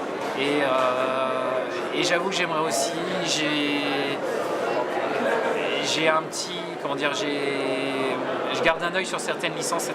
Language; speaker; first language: French; native; French